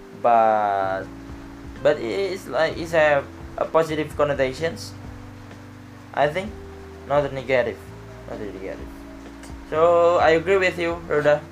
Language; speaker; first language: English; non-native, learner; Indonesian